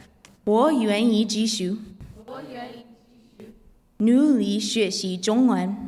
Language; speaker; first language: Chinese; non-native, learner; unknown